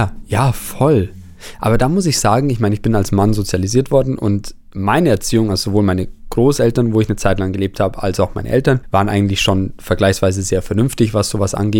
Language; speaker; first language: German; native; German